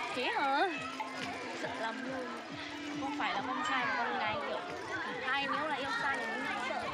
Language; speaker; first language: Vietnamese; non-native, local second language; Hmong